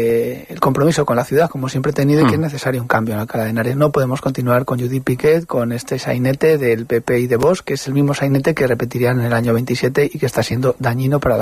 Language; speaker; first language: Spanish; native; Spanish